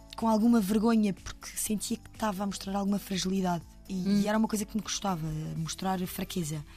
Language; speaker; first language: Portuguese; native; Portuguese